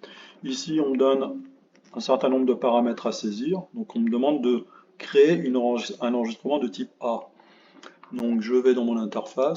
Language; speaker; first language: French; native; French